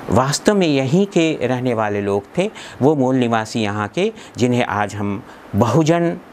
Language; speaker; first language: Hindi; native; Hindi